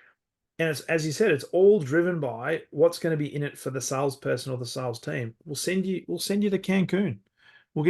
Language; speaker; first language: English; native; English